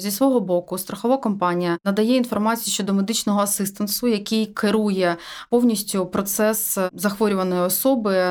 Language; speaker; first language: Ukrainian; native; Ukrainian